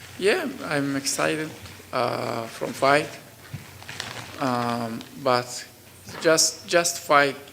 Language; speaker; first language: English; non-native, learner; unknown